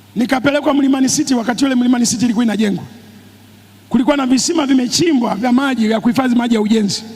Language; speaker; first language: Swahili; native; Swahili